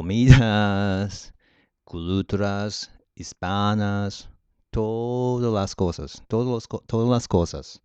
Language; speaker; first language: Spanish; non-native, learner; Japanese